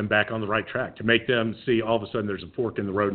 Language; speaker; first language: English; native; English